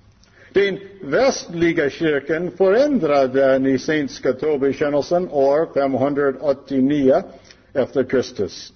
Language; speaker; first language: Swedish; non-native, learner; English